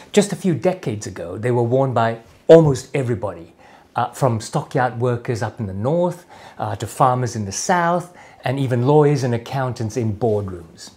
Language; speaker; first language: English; native; English